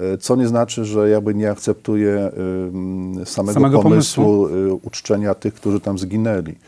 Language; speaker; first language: Polish; native; Polish